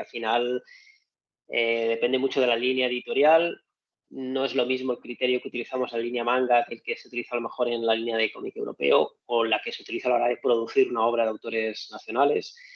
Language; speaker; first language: Spanish; native; Spanish